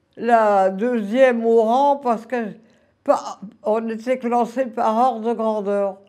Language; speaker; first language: French; native; French